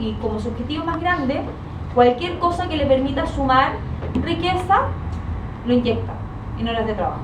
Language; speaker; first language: Spanish; native; Spanish